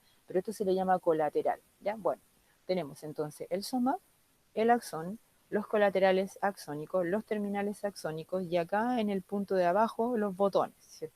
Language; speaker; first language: Spanish; native; Spanish